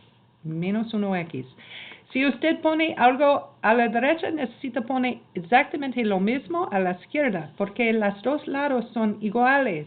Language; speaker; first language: Spanish; non-native, learner; English